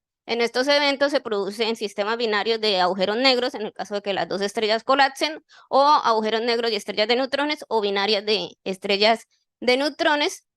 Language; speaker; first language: Spanish; native; Spanish